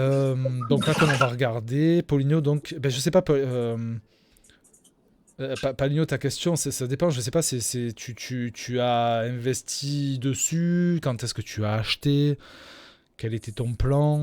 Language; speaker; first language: French; native; French